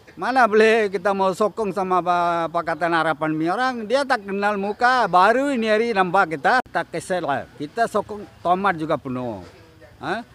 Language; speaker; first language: Malay; non-native, local second language; Tamil